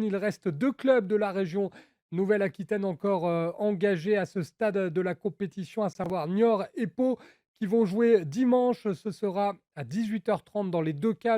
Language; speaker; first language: French; native; French